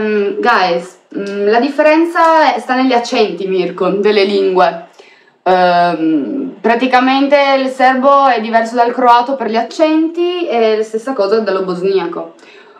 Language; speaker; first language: Italian; early bilingual, other home language; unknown